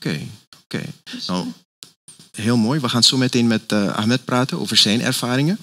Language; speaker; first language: Dutch; native; Dutch